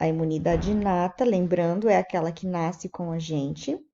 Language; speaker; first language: Portuguese; native; Portuguese